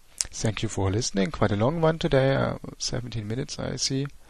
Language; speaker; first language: English; non-native, fluent; German